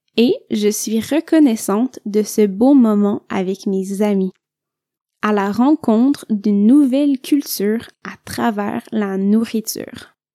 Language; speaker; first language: French; native; French